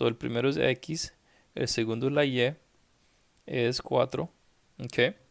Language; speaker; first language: Spanish; early bilingual, heritage; English